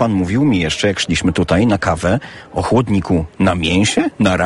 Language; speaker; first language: Polish; native; Polish